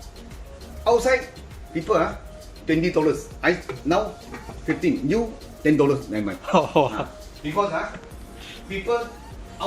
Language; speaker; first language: English; non-native, local second language; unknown